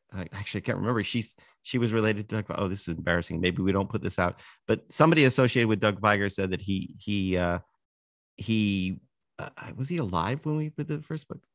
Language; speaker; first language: English; native; English